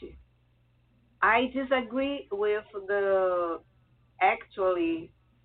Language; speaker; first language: English; non-native, learner; Portuguese